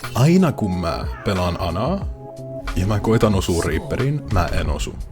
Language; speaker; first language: Finnish; non-native, fluent; English